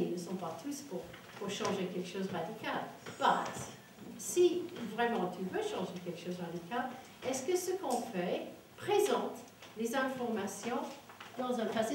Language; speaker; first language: French; non-native, fluent; English